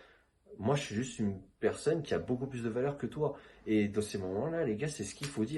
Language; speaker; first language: French; native; French